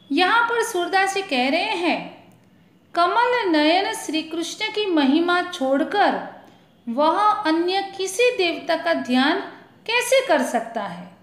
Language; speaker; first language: Hindi; non-native, local second language; Gujarati